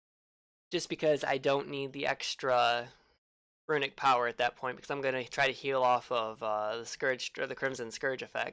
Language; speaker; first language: English; native; English